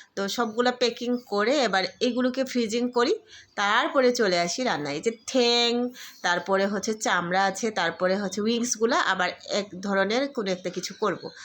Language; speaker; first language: Bangla; non-native, local second language; Garo